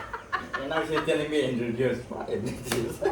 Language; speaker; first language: English; non-native, learner; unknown